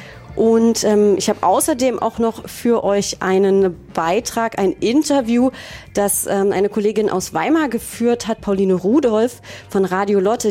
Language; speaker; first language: German; native; German